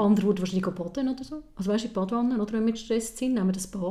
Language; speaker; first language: German; native; German